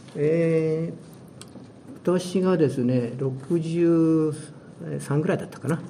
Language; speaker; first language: Japanese; native; Japanese